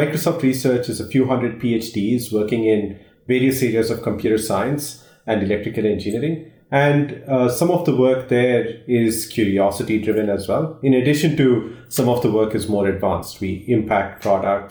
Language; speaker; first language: English; non-native, local second language; Hindi